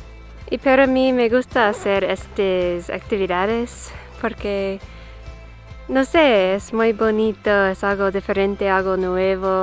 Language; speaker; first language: Spanish; non-native, learner; English